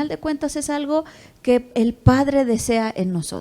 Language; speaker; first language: Spanish; native; Spanish